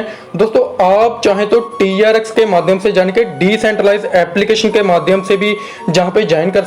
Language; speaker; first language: Hindi; native; Hindi